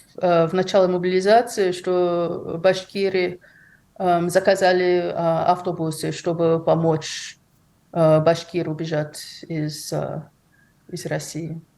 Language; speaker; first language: Russian; non-native, fluent; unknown